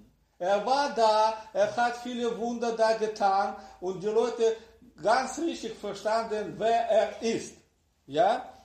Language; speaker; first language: German; non-native, learner; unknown